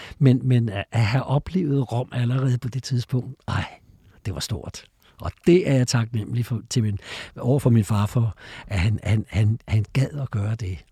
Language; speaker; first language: Danish; native; Danish